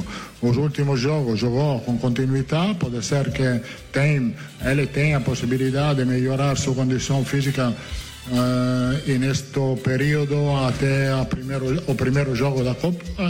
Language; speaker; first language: Spanish; non-native, fluent; Italian